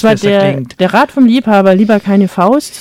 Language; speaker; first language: German; native; German